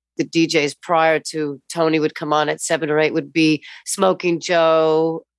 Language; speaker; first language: English; native; English